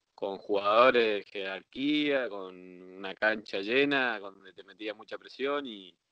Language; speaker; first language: Spanish; native; Spanish